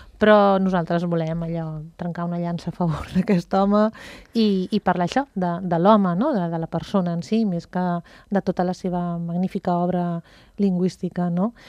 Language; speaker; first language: Catalan; native; Catalan